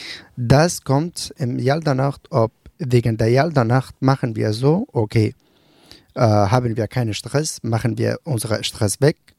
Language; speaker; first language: German; non-native, learner; Persian